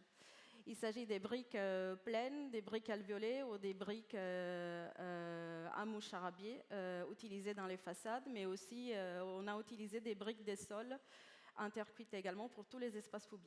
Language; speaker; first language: French; native; French